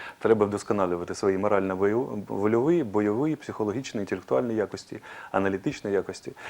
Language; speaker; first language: Ukrainian; non-native, local second language; Russian